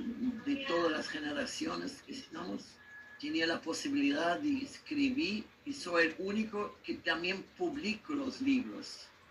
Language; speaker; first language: Spanish; non-native, learner; German